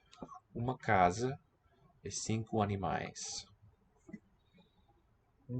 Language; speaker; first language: Portuguese; non-native, learner; English